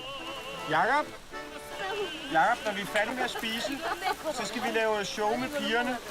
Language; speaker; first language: Danish; native; Danish